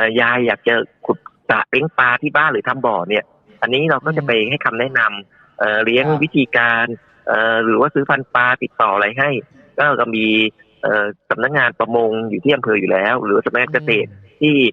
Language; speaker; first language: Thai; native; Thai